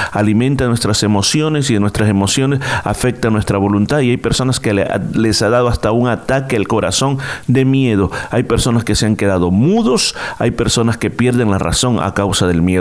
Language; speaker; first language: Spanish; native; Spanish